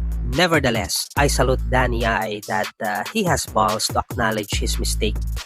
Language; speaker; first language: English; non-native, local second language; Filipino